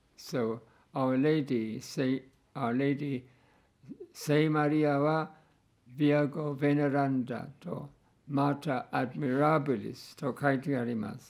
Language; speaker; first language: Japanese; non-native, fluent; English